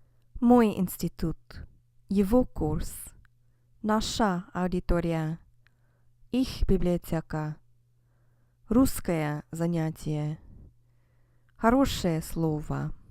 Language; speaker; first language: Russian; non-native, fluent; English